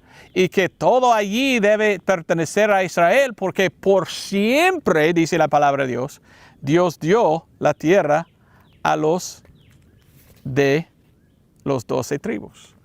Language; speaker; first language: Spanish; non-native, fluent; English